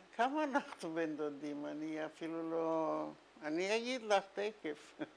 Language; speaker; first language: Hebrew; non-native, fluent; Yiddish